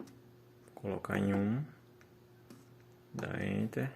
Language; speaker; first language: Portuguese; native; Portuguese